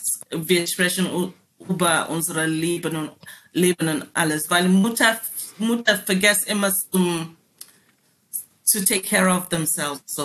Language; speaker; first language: German; non-native, learner; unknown